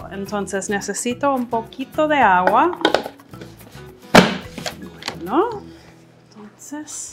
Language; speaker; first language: Spanish; non-native, fluent; English